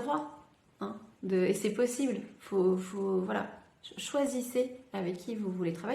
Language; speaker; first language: French; native; French